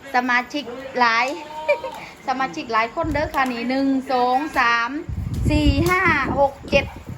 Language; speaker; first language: Thai; native; Thai